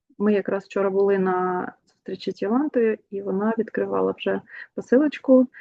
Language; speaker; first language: Ukrainian; non-native, local second language; Russian